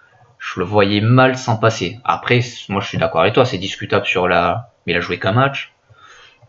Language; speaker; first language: French; native; French